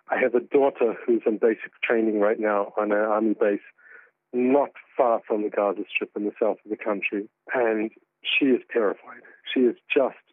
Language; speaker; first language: English; native; English